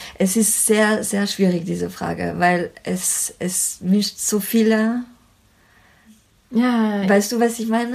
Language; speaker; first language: German; non-native, fluent; French